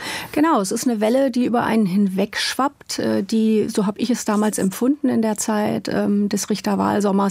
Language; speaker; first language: German; native; German